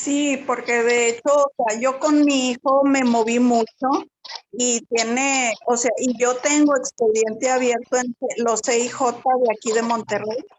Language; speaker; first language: Spanish; native; Spanish